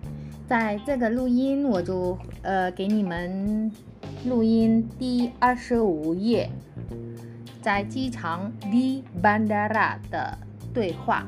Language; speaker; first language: Chinese; non-native, fluent; Indonesian